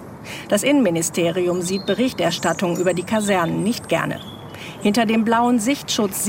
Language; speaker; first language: German; native; German